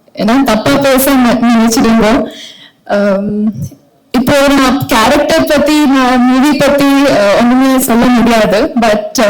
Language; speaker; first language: Tamil; non-native, learner; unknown